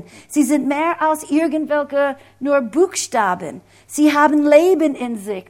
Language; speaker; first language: German; non-native, fluent; English